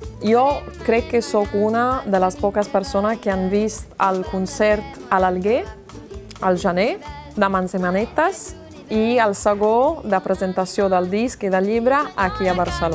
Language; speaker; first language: Catalan; non-native, local second language; Italian